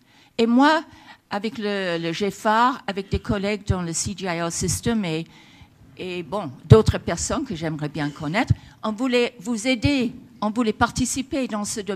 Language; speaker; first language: French; non-native, fluent; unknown